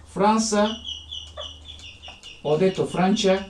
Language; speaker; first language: Italian; non-native, learner; Turkish